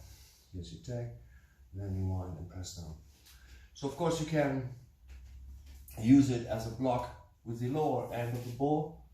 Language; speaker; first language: English; non-native, fluent; German